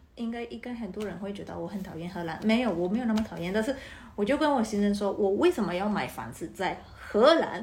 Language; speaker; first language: Chinese; non-native, fluent; Spanish